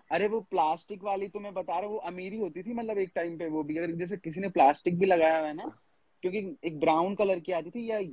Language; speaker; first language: Hindi; native; Hindi